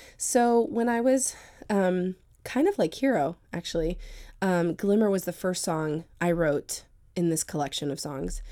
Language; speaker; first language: English; native; English